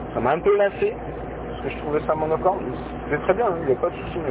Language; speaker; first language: French; native; French